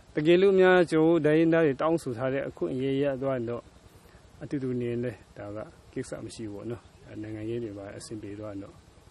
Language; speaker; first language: Burmese; non-native, local second language; Kachin